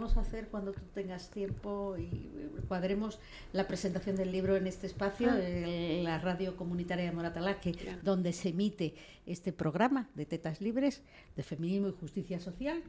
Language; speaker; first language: Spanish; native; Spanish